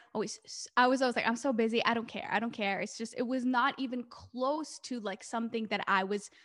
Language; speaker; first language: English; early bilingual, other home language; Hebrew